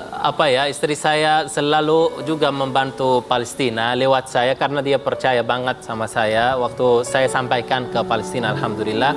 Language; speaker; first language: Indonesian; non-native, fluent; Arabic